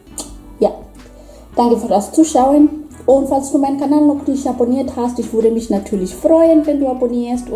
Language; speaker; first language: German; non-native, fluent; Swahili